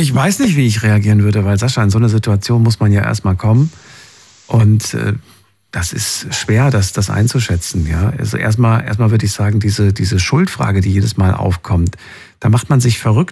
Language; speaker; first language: German; native; German